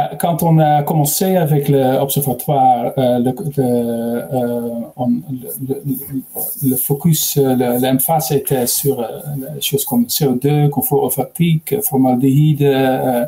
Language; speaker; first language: French; non-native, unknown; Dutch